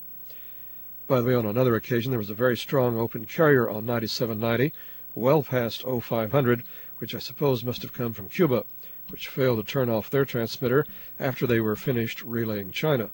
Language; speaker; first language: English; native; English